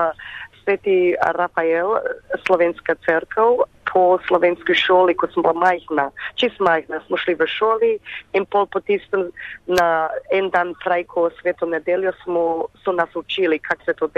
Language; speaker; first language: Slovenian; early bilingual, heritage; Slovenian